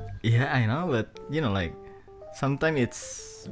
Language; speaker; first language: English; non-native, fluent; Indonesian